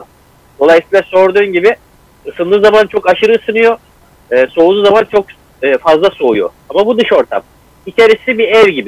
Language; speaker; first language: Turkish; native; Turkish